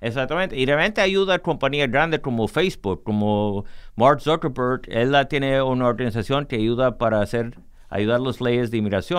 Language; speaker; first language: Spanish; early bilingual, heritage; English